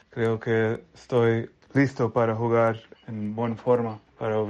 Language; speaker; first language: Spanish; non-native, learner; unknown